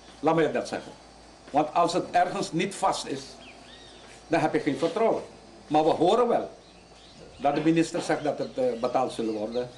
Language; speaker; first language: Dutch; native; Dutch